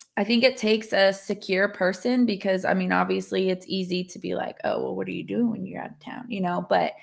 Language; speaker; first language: English; native; English